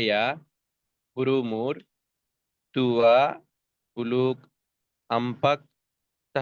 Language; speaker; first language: Indonesian; non-native, learner; Bangla